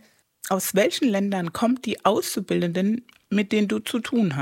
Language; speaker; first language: German; non-native, fluent; Spanish